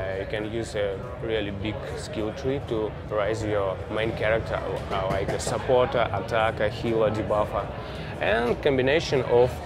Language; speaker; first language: English; non-native, fluent; Russian